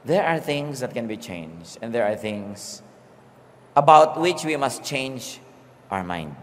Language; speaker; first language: English; non-native, local second language; Filipino